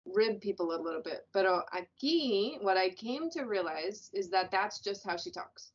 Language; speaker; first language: English; native; English